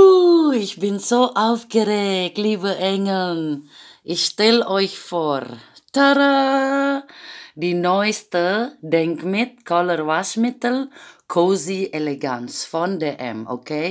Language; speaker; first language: German; non-native, fluent; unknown